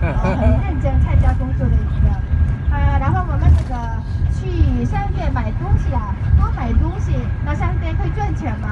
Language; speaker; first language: Chinese; non-native, fluent; Korean